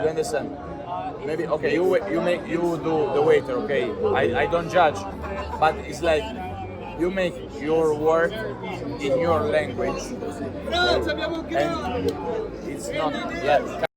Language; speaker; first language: English; non-native, learner; Italian